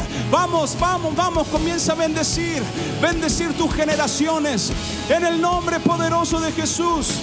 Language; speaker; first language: Spanish; native; Spanish